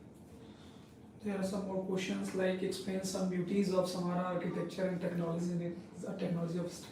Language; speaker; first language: English; non-native, local second language; Hindi